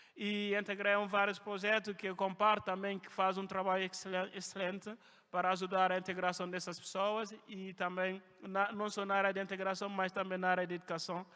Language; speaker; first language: Portuguese; non-native, fluent; French